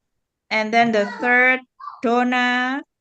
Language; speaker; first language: English; non-native, fluent; Indonesian